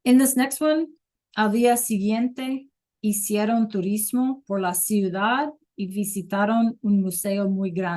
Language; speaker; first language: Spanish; non-native, fluent; English